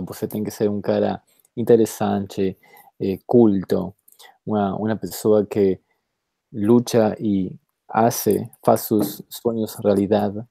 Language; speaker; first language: Portuguese; non-native, fluent; Spanish